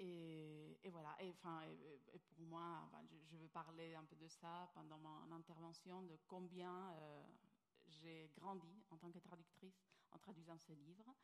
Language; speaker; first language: French; non-native, fluent; Spanish